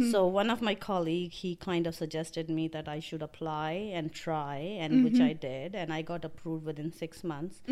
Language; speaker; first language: English; non-native, local second language; Punjabi